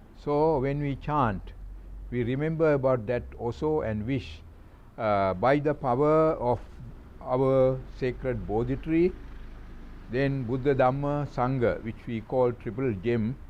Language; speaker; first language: English; non-native, local second language; Sinhala